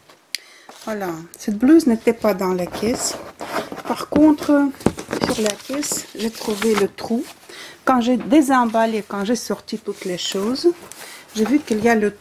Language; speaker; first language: French; non-native, fluent; Russian